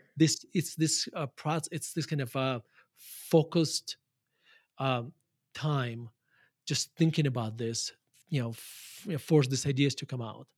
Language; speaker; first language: English; non-native, fluent; Russian